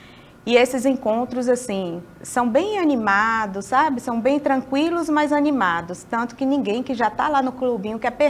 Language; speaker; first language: Portuguese; native; Portuguese